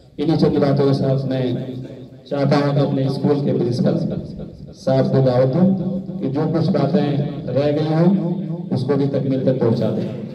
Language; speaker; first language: Urdu; native; Urdu